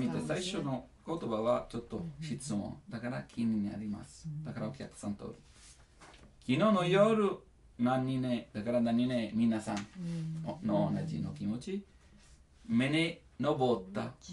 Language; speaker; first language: Japanese; non-native, learner; Italian